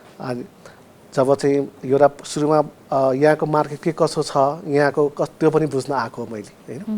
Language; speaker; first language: Nepali; non-native, local second language; Newari